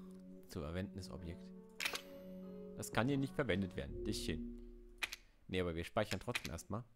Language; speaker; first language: German; native; German